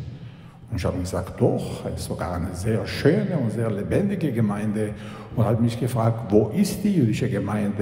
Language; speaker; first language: German; non-native, fluent; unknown